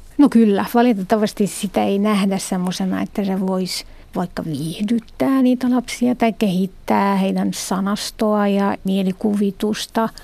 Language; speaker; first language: Finnish; non-native, fluent; Arabic